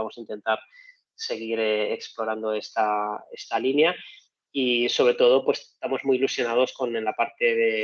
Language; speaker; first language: Spanish; native; Spanish